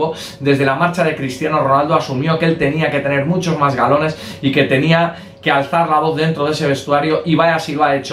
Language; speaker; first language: Spanish; native; Spanish